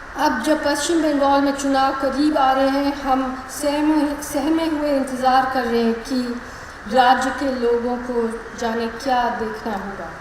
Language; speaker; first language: Hindi; non-native, local second language; Malayalam